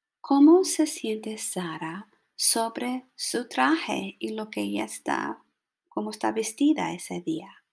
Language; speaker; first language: Spanish; non-native, fluent; English